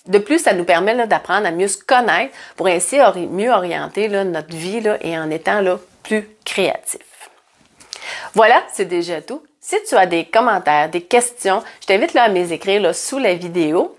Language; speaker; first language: French; native; French